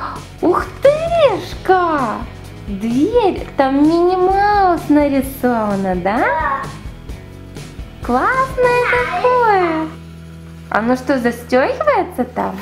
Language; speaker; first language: Russian; native; Russian